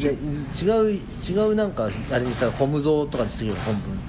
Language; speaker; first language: Japanese; native; Japanese